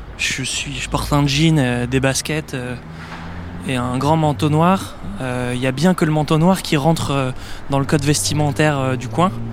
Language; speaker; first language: French; native; French